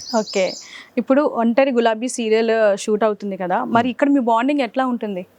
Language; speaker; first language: Telugu; native; Telugu